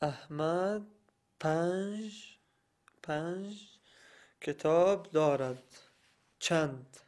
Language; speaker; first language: Persian; non-native, learner; Arabic